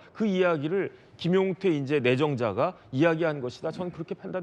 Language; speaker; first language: Korean; native; Korean